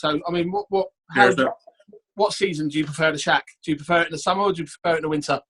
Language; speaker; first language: English; native; English